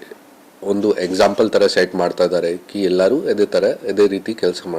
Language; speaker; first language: Kannada; non-native, fluent; Hindi